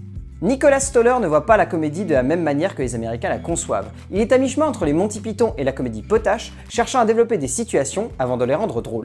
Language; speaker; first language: French; native; French